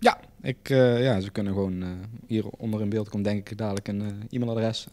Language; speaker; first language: Dutch; native; Dutch